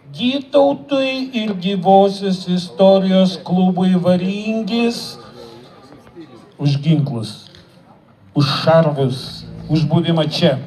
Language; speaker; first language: Lithuanian; native; Lithuanian